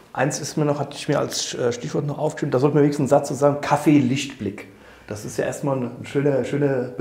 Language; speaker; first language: German; native; German